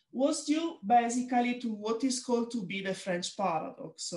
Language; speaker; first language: English; non-native, fluent; Italian